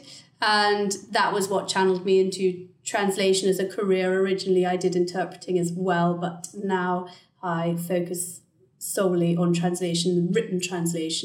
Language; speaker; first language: English; native; English